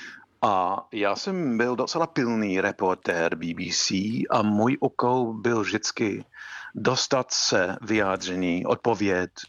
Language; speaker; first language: Czech; non-native, fluent; English